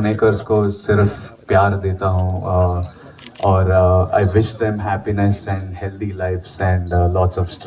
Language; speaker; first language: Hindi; non-native, local second language; Telugu